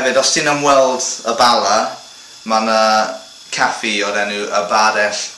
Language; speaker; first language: Welsh; non-native, local second language; English